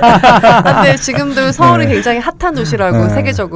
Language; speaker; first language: Korean; native; Korean